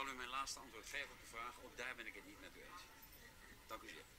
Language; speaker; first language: Dutch; native; Dutch